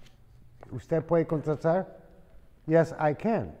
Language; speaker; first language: Spanish; non-native, fluent; English